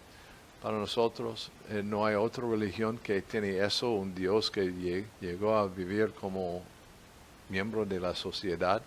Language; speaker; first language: Spanish; non-native, fluent; English